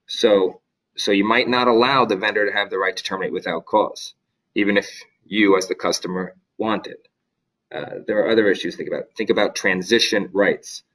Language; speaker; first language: English; native; English